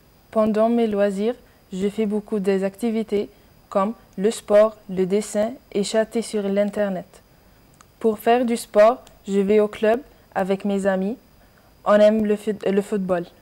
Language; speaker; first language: French; non-native, learner; Arabic